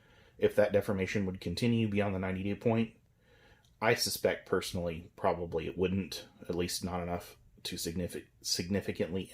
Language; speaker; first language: English; native; English